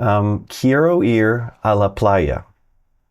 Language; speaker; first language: Spanish; non-native, fluent; English